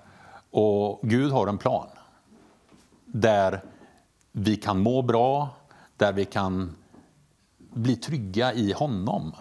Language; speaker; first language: Swedish; native; Swedish